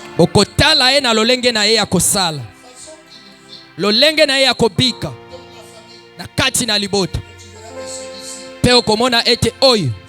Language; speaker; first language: Lingala; native; Lingala